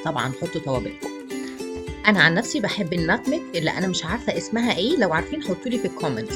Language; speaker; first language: Arabic; native; Arabic